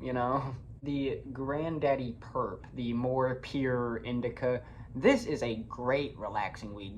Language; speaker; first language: English; native; English